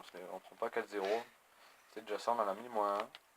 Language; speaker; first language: French; native; French